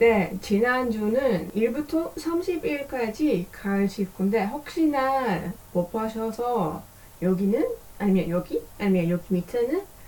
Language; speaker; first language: Korean; non-native, learner; Dutch